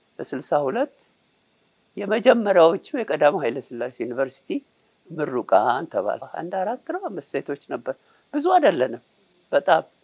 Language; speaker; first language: Amharic; native; Amharic